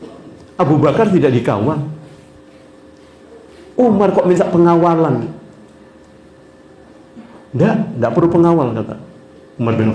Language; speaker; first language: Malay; non-native, local second language; Javanese